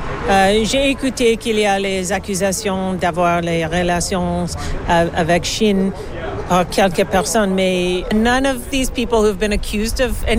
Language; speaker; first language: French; non-native, learner; English